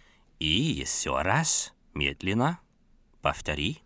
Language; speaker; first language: Russian; non-native, fluent; Dutch